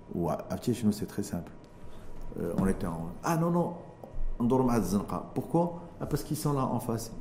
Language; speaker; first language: French; non-native, local second language; Arabic